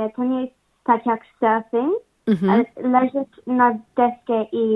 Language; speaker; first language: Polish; early bilingual, heritage; English